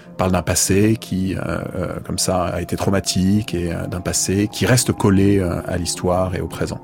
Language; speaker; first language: French; native; French